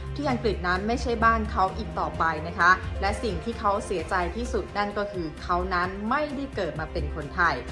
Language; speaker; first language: Thai; native; Thai